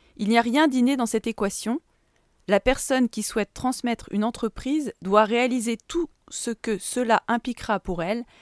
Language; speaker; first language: French; native; French